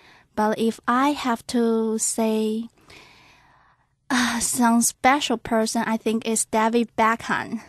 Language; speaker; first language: English; non-native, learner; Chinese